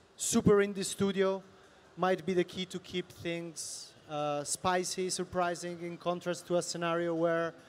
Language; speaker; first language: English; non-native, fluent; Italian